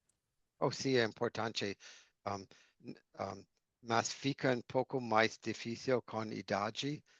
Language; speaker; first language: Portuguese; non-native, learner; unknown